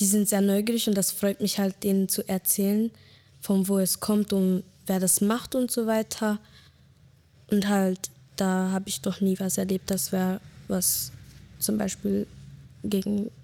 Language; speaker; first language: German; early bilingual, other home language; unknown